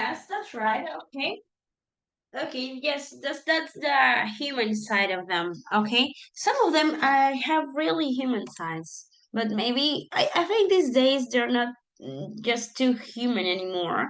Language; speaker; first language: English; non-native, fluent; Spanish